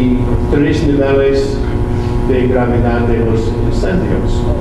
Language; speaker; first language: Spanish; non-native, learner; English